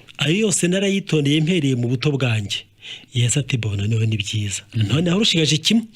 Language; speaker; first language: Kinyarwanda; early bilingual, heritage; Kinyarwanda